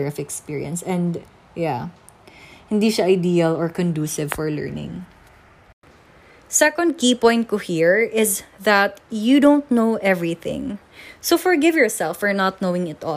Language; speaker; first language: English; non-native, local second language; Waray